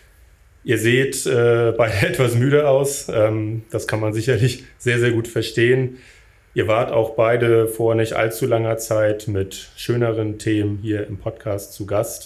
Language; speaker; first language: German; native; German